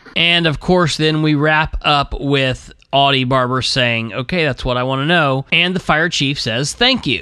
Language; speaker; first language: English; native; English